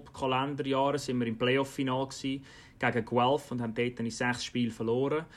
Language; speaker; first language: German; native; German